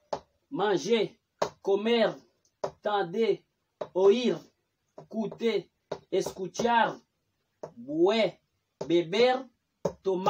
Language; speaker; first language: Spanish; non-native, fluent; Haitian Creole